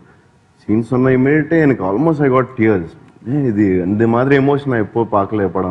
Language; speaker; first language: Tamil; non-native, learner; Telugu